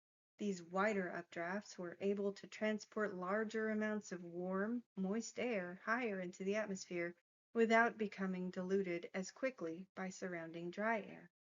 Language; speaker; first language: English; native; English